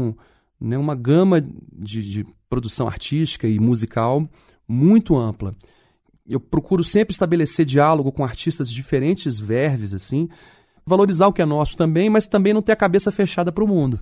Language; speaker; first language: Portuguese; native; Portuguese